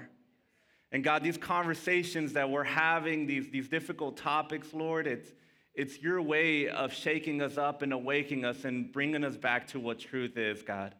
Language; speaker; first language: English; early bilingual, other home language; Spanish